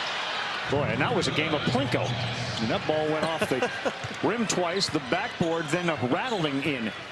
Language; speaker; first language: English; native; English